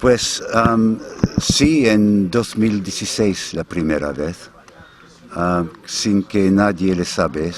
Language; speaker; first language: Spanish; non-native, fluent; English